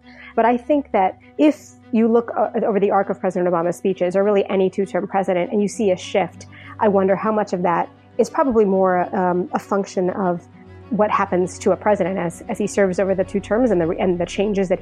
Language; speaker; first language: English; native; English